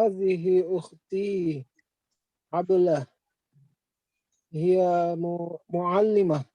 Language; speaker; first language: Arabic; non-native, learner; Indonesian